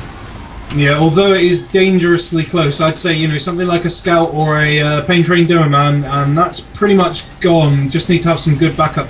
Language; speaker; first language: English; native; English